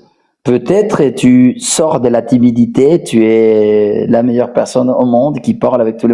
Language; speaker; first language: French; non-native, fluent; Spanish